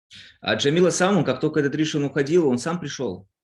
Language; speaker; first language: Russian; native; Russian